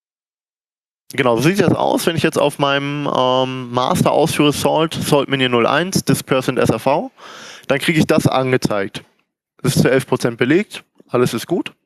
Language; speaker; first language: German; native; German